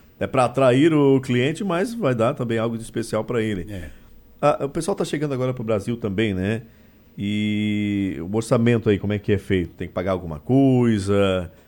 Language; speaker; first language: Portuguese; native; Portuguese